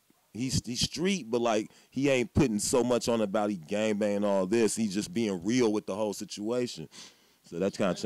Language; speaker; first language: English; native; English